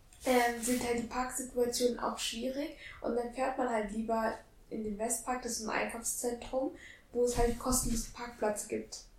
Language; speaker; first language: German; native; German